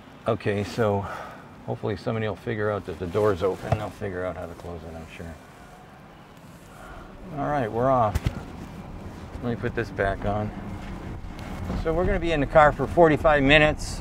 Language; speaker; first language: English; native; English